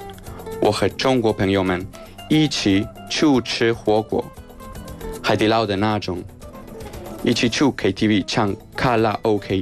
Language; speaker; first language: Chinese; non-native, fluent; Spanish